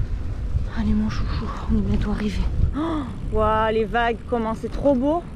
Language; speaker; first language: French; native; French